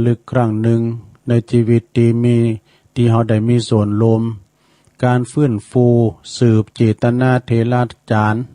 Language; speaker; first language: Thai; non-native, local second language; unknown